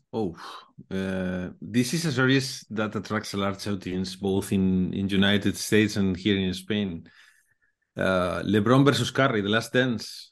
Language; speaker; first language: English; non-native, learner; Spanish